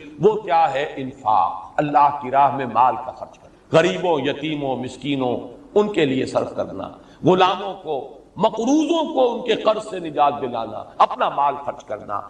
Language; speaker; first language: Urdu; native; Urdu